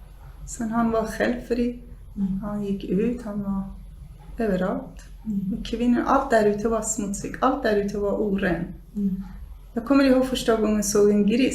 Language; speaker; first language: Swedish; non-native, fluent; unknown